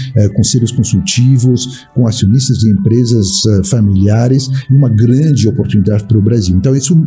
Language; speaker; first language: Portuguese; non-native, fluent; French